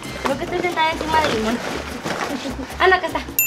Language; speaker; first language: Spanish; native; Spanish